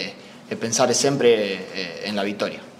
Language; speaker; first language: Italian; non-native, fluent; Spanish